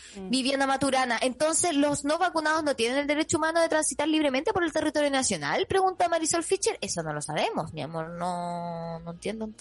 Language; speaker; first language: Spanish; native; Spanish